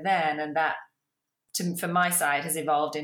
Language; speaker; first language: English; native; English